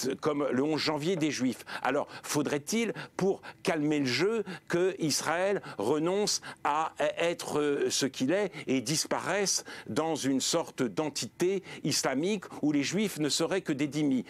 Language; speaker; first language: French; native; French